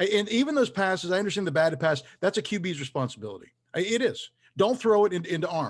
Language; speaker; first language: English; native; English